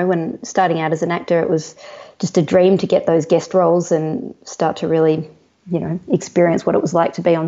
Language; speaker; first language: English; native; English